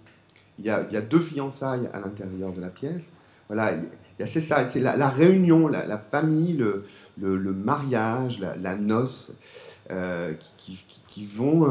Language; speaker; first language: French; native; French